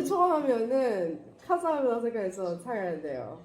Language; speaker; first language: Korean; non-native, fluent; Arabic